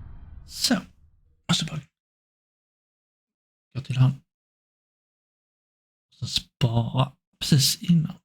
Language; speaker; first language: Swedish; non-native, learner; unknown